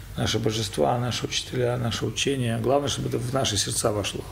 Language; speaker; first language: Russian; native; Russian